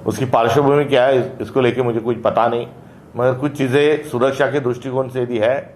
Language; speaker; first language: Hindi; non-native, local second language; Marathi